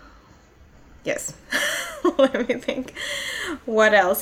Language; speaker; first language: English; non-native, fluent; Finnish